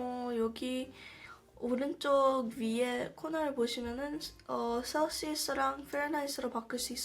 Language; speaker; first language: Korean; early bilingual, heritage; Korean